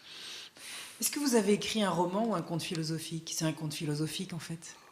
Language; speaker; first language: French; native; French